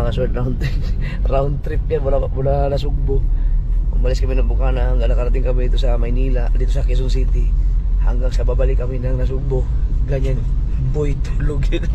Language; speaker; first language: Filipino; non-native, local second language; Cebuano